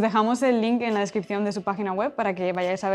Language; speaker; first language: Spanish; native; Spanish